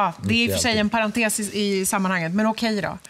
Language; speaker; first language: Swedish; native; Swedish